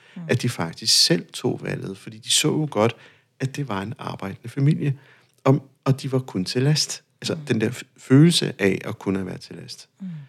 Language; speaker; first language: Danish; non-native, fluent; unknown